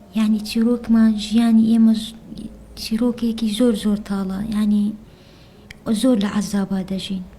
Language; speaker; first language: Central Kurdish; native; Central Kurdish